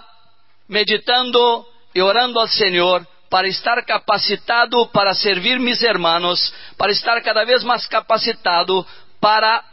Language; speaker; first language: Spanish; non-native, learner; Portuguese